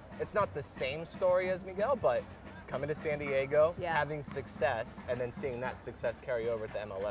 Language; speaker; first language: English; native; English